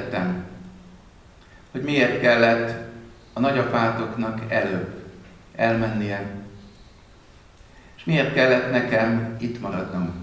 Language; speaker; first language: Hungarian; native; Hungarian